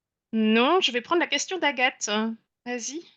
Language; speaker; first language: French; native; French